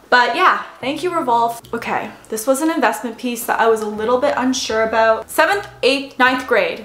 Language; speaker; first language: English; native; English